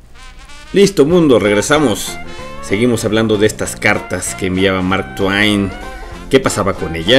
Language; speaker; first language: Spanish; native; Spanish